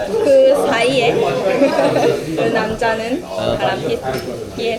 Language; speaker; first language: Korean; non-native, learner; Japanese